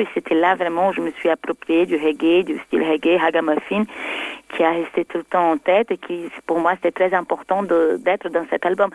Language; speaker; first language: French; non-native, fluent; Portuguese